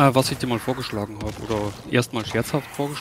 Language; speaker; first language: German; native; German